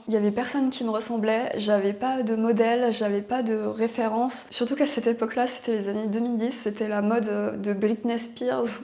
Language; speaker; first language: French; native; French